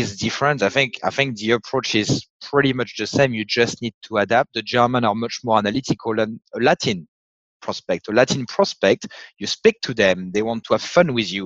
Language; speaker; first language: English; non-native, fluent; French